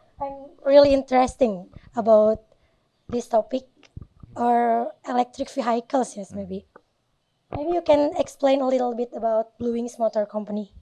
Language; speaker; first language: English; non-native, learner; Indonesian